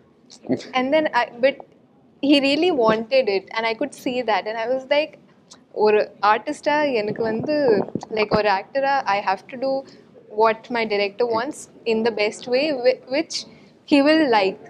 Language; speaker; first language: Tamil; non-native, learner; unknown